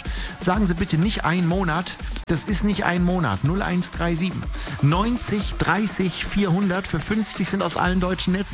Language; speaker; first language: German; native; German